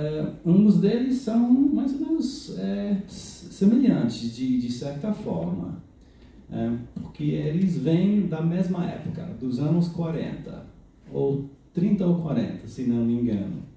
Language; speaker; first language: Portuguese; non-native, fluent; English